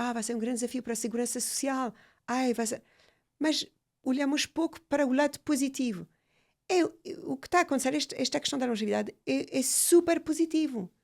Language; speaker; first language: Portuguese; non-native, fluent; French